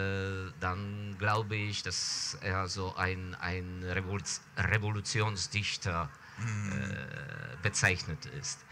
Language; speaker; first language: German; non-native, fluent; Ukrainian